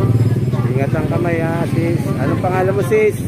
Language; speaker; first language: Filipino; native; Filipino